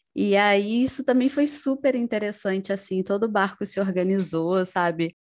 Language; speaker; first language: Portuguese; native; Portuguese